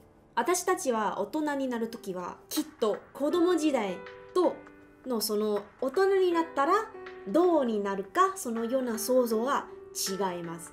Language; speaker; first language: Japanese; non-native, learner; Chinese